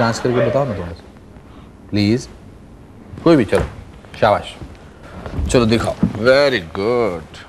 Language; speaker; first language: Hindi; native; Hindi